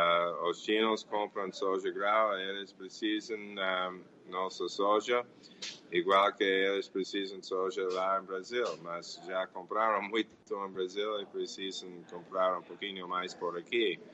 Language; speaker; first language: Portuguese; non-native, fluent; English